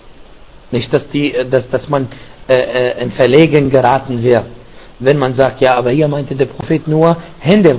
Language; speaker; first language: German; non-native, fluent; Arabic